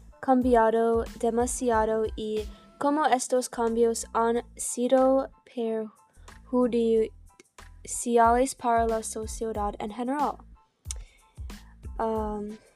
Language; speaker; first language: Spanish; non-native, learner; English